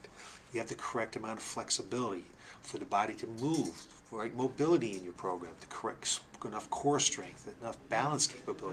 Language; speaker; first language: English; native; English